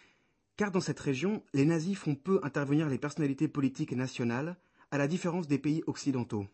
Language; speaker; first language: French; native; French